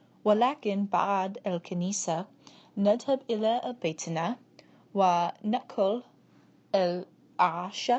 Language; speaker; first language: Arabic; non-native, learner; English